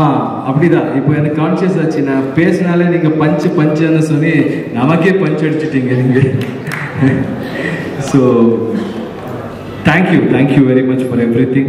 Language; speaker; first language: Tamil; non-native, learner; Kannada